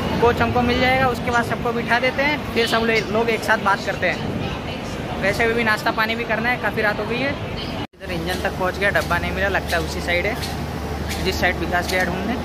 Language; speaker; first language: Hindi; non-native, local second language; Gujarati